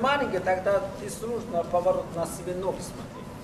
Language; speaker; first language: Russian; non-native, learner; Chinese